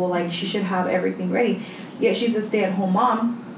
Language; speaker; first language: English; early bilingual, other home language; Spanish